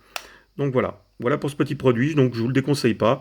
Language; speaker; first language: French; native; French